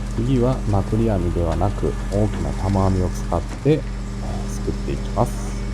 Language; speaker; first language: Japanese; native; Japanese